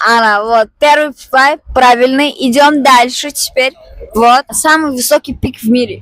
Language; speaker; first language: Russian; non-native, local second language; Tajik